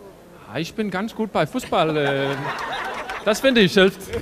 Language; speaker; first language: German; non-native, learner; Danish